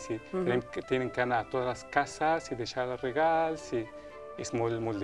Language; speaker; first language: Catalan; non-native, local second language; Spanish